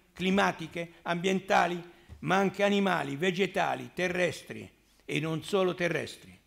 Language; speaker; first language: Italian; native; Italian